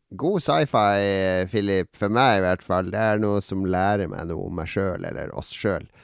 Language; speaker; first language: Norwegian; native; Norwegian